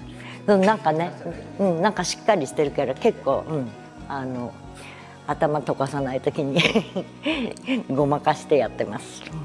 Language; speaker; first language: Japanese; native; Japanese